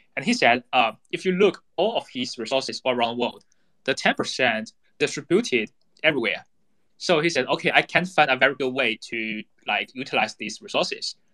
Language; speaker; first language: English; non-native, fluent; Chinese